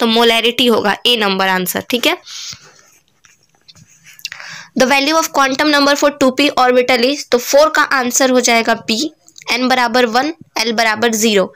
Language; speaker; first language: Hindi; native; Hindi